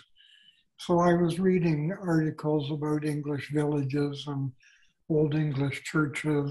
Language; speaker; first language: English; native; English